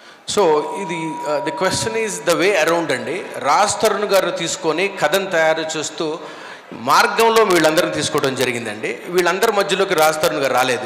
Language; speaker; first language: Telugu; native; Telugu